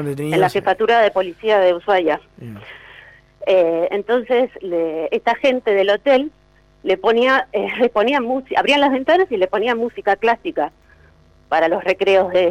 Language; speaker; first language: Spanish; native; Spanish